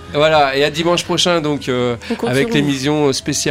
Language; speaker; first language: French; native; French